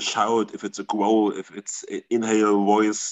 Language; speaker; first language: English; non-native, fluent; German